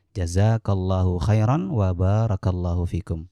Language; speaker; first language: Indonesian; native; Indonesian